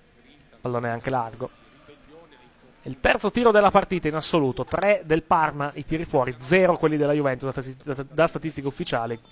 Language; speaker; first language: Italian; native; Italian